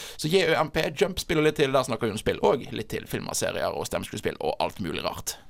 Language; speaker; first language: Norwegian; native; Norwegian